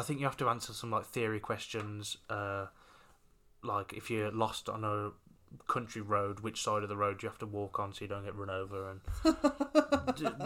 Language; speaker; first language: English; native; English